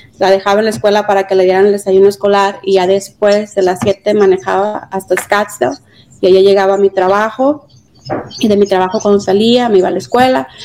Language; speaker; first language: Spanish; native; Spanish